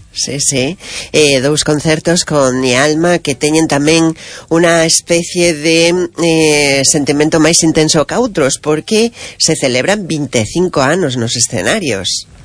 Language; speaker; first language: Galician; native; Galician